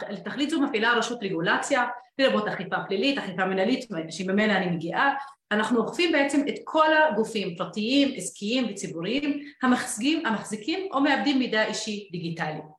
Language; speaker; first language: Hebrew; non-native, local second language; Arabic